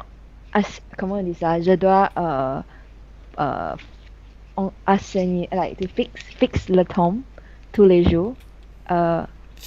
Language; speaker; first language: French; non-native, learner; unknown